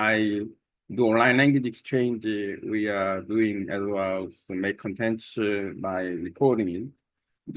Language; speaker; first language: English; non-native, learner; Korean